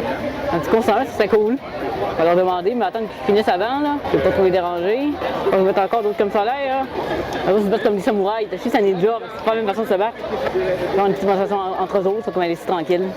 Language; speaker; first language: French; native; French